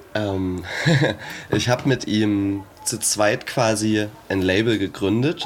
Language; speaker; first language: German; native; German